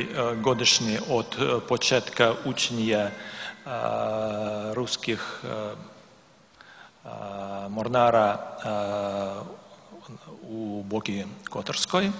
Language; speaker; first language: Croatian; non-native, learner; Russian